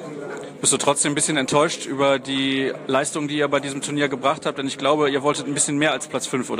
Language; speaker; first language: German; native; German